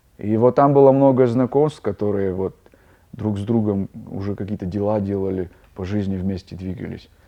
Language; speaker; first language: Russian; native; Russian